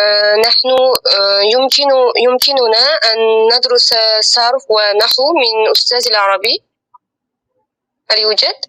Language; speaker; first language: Arabic; non-native, learner; Uzbek